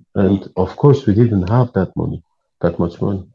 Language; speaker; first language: English; non-native, fluent; Persian